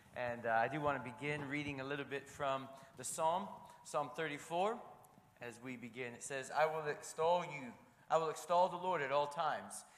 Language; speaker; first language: English; native; English